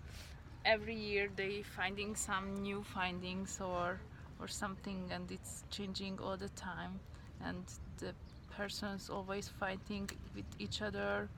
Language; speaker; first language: English; non-native, learner; Hungarian